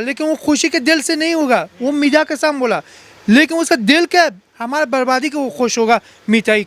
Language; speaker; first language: Hindi; non-native, learner; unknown